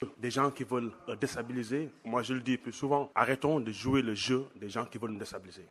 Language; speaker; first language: French; non-native, local second language; Wolof